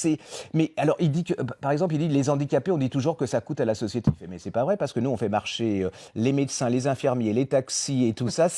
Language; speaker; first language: French; native; French